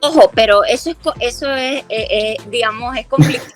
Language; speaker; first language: Spanish; native; Spanish